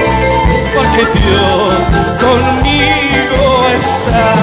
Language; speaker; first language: Spanish; native; Spanish